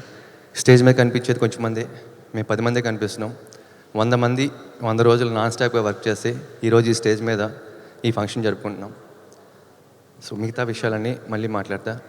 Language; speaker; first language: Telugu; native; Telugu